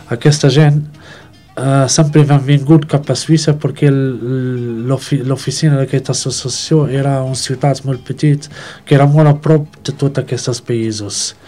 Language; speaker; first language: Catalan; non-native, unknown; Arabic